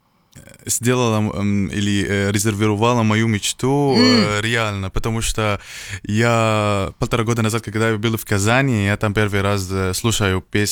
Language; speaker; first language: Russian; non-native, learner; Arabic